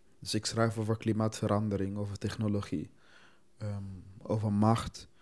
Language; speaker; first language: Dutch; non-native, fluent; Swahili